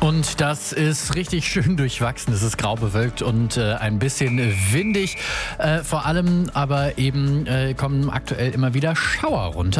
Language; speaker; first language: German; native; German